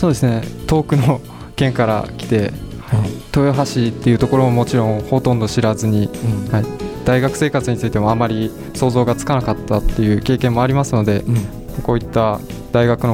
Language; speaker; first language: Japanese; native; Japanese